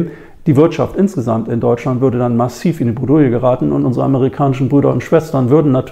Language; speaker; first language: German; native; German